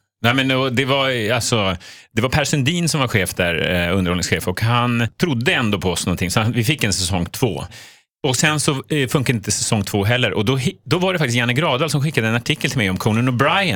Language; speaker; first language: Swedish; native; Swedish